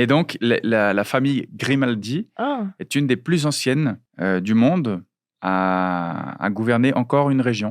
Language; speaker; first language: French; non-native, fluent; Portuguese